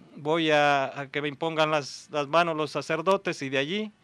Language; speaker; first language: Spanish; native; Spanish